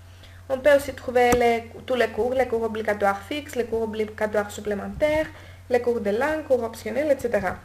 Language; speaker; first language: French; non-native, learner; Greek